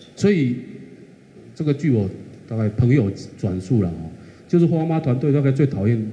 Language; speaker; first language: Chinese; native; Chinese